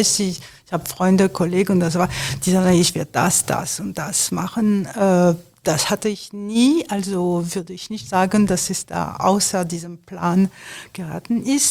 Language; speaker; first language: German; non-native, fluent; French